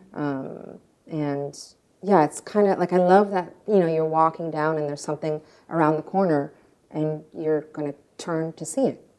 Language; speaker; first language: English; early bilingual, other home language; Russian